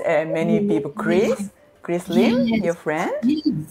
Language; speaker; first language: English; non-native, fluent; Japanese